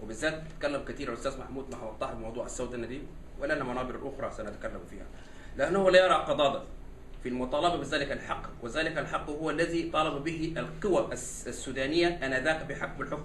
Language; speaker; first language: Arabic; non-native, local second language; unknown